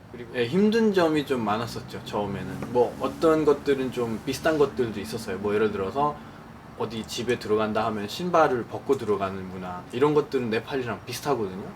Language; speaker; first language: Korean; non-native, fluent; Nepali